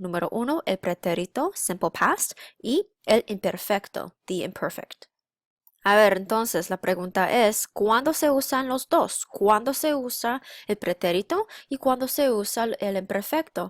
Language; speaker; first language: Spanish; non-native, fluent; English